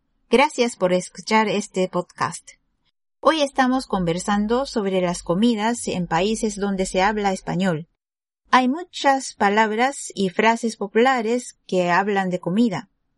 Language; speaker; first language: Spanish; non-native, fluent; Japanese